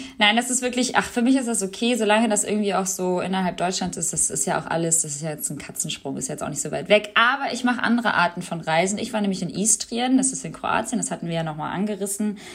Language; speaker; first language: German; early bilingual, other home language; Albanian